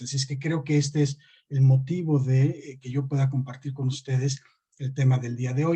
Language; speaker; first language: Spanish; native; Spanish